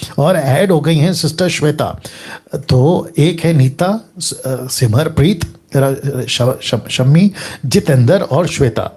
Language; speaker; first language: Hindi; native; Hindi